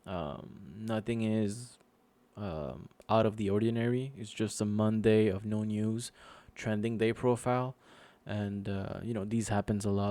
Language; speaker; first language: English; non-native, fluent; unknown